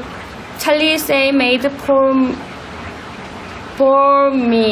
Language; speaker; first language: English; non-native, learner; Korean